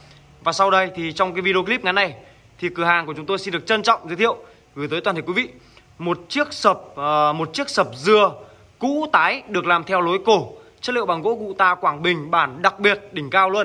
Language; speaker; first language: Vietnamese; native; Vietnamese